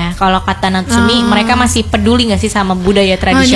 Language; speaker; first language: Indonesian; native; Indonesian